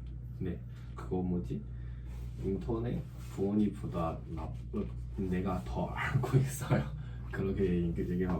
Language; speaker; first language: Korean; non-native, learner; Chinese